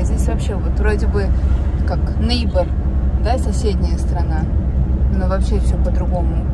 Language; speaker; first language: Russian; native; Russian